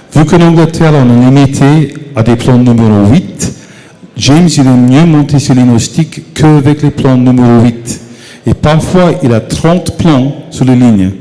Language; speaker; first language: French; non-native, fluent; English